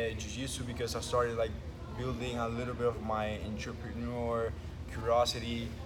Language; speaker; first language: English; early bilingual, other home language; Spanish